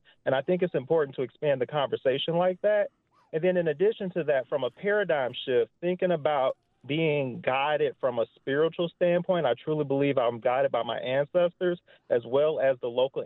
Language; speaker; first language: English; native; English